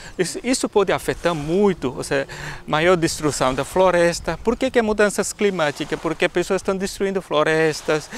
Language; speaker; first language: Portuguese; non-native, fluent; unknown